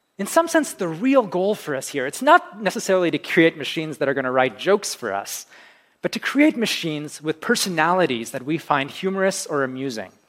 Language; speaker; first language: English; early bilingual, other home language; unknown